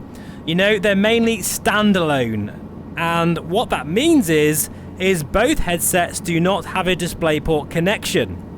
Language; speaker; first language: English; native; English